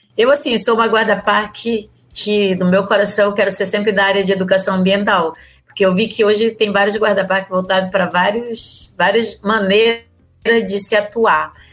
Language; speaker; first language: Portuguese; native; Portuguese